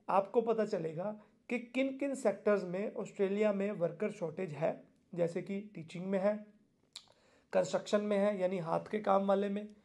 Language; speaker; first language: Hindi; non-native, local second language; Punjabi